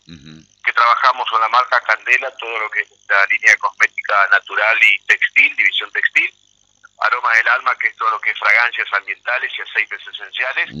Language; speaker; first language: Spanish; native; Spanish